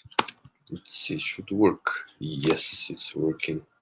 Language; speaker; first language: English; non-native, fluent; Korean